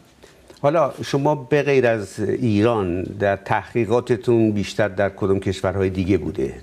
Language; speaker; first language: Persian; native; Persian